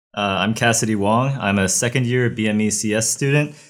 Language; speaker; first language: English; native; English